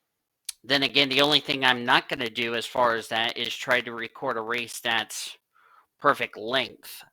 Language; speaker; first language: English; native; English